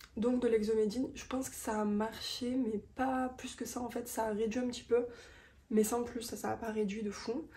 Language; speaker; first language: French; native; French